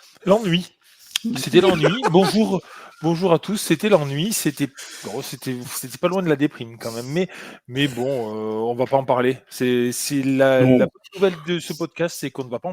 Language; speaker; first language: French; native; French